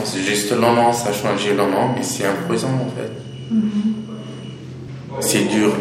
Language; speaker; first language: French; non-native, learner; Arabic